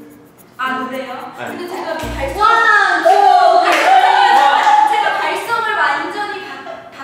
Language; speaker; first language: Korean; non-native, fluent; English